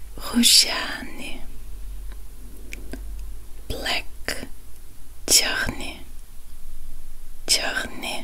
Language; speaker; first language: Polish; non-native, learner; Dutch